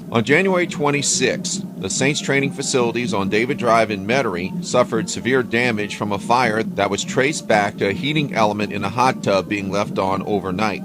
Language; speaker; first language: English; native; English